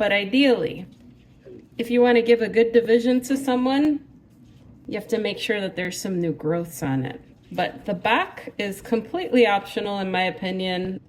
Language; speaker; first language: English; native; English